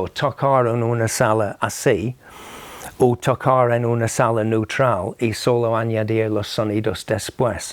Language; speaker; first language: Spanish; non-native, fluent; English